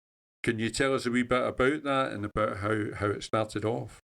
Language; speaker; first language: English; native; English